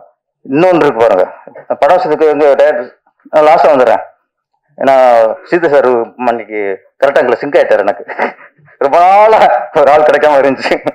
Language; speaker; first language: Tamil; native; Tamil